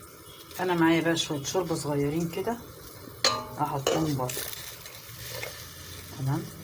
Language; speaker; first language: Arabic; native; Arabic